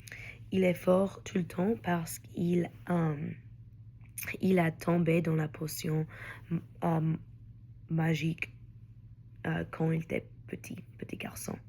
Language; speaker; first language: French; non-native, learner; English